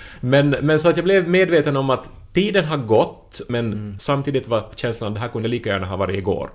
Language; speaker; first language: Swedish; native; Swedish